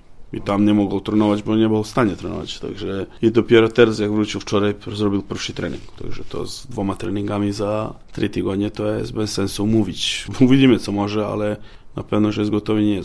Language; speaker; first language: Polish; non-native, learner; Serbian